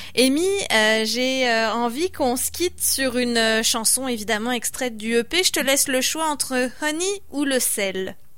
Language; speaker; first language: French; native; French